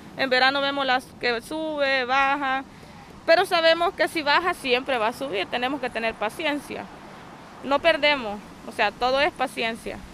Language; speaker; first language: Spanish; native; Spanish